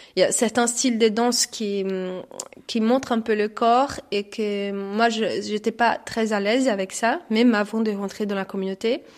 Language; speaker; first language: French; non-native, fluent; Portuguese